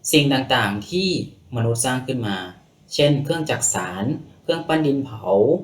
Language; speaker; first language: Thai; native; Thai